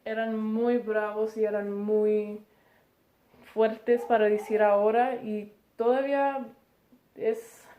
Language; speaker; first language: Spanish; early bilingual, heritage; Spanish